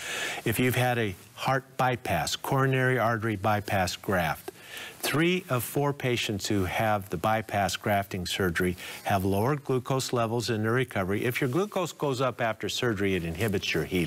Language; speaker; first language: English; native; English